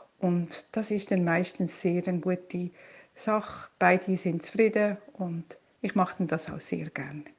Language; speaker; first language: German; native; German